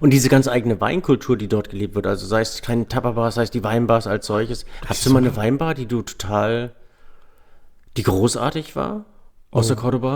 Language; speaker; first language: German; native; German